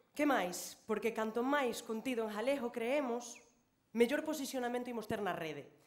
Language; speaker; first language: Galician; native; Galician